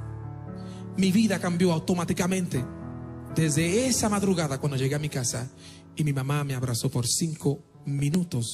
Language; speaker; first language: Spanish; non-native, fluent; Haitian Creole